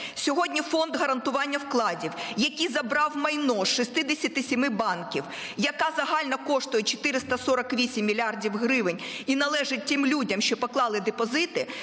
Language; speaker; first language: Ukrainian; non-native, local second language; Russian